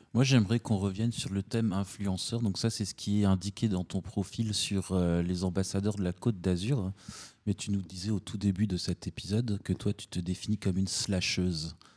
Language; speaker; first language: French; native; French